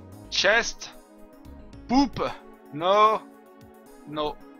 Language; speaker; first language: English; non-native, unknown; French